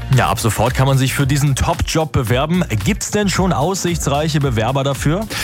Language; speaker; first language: German; native; German